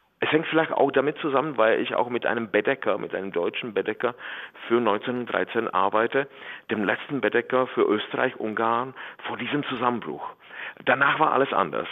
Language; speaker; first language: German; non-native, fluent; Czech